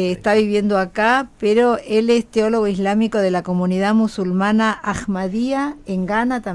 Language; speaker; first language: Spanish; native; Spanish